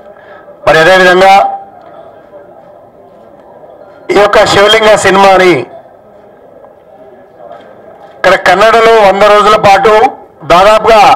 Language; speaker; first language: Telugu; native; Telugu